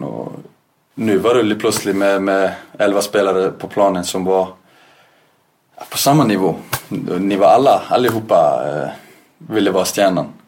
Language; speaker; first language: Swedish; non-native, fluent; Icelandic